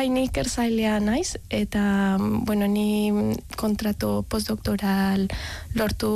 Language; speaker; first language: Basque; non-native, learner; Spanish